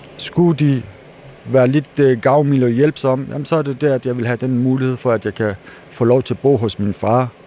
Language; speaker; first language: Danish; early bilingual, other home language; Kurdish